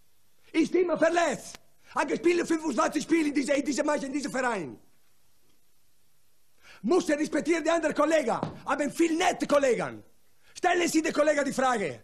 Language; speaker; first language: German; non-native, learner; Italian